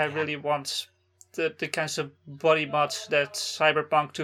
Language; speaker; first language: English; non-native, fluent; Dutch